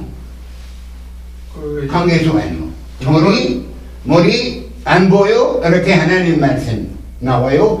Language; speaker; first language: Korean; non-native, learner; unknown